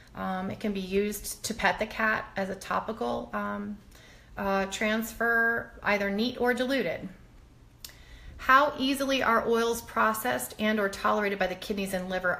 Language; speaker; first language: English; native; English